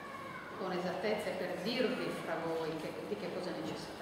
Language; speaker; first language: Italian; native; Italian